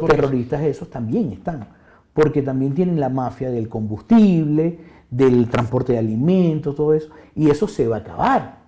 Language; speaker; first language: Spanish; native; Spanish